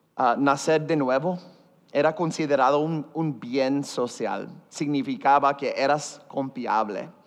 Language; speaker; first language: Spanish; early bilingual, heritage; Spanish